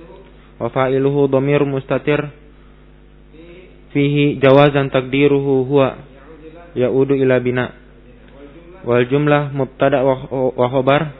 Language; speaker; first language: Arabic; non-native, learner; Indonesian